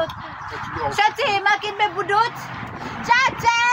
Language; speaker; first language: German; non-native, learner; Cebuano